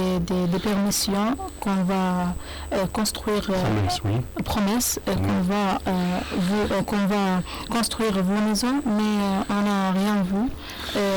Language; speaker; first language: French; non-native, learner; Arabic